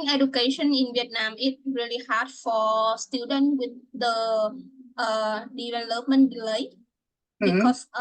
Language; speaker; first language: English; non-native, fluent; Vietnamese